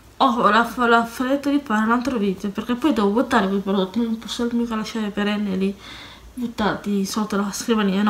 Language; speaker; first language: Italian; native; Italian